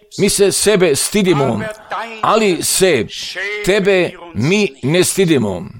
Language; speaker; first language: Croatian; non-native, fluent; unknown